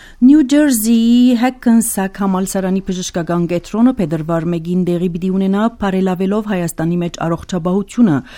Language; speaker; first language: Armenian; early bilingual, heritage; Armenian